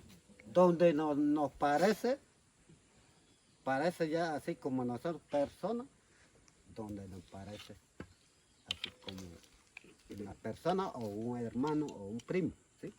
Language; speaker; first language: Spanish; non-native, local second language; Ticuna